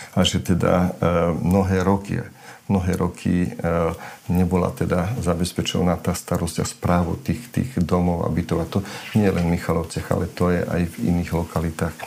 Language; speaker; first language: Slovak; non-native, local second language; Romany